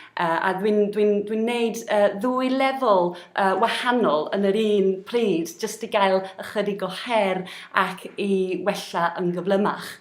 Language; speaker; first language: Welsh; non-native, learner; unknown